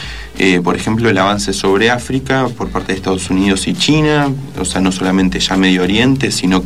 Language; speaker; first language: Spanish; native; Spanish